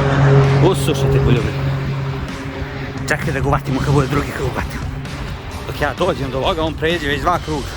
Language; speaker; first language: Serbian; native; Serbian